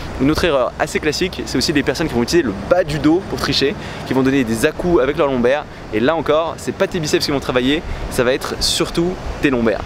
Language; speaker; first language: French; native; French